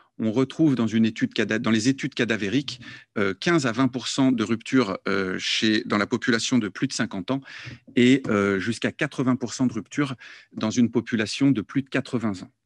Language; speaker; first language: French; native; French